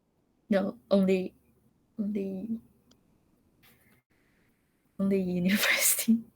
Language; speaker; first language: English; non-native, learner; Japanese